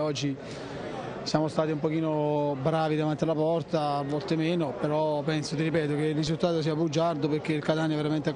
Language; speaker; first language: Italian; native; Italian